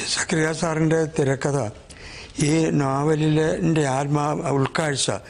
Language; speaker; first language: Malayalam; native; Malayalam